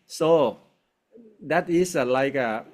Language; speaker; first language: English; non-native, fluent; Thai